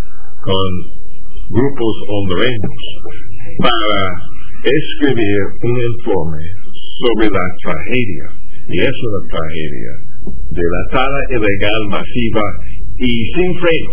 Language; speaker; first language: Spanish; non-native, fluent; English